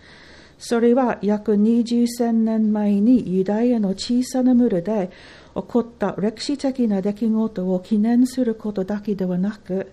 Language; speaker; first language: Japanese; non-native, fluent; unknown